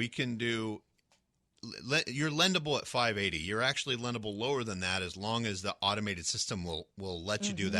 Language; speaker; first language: English; native; English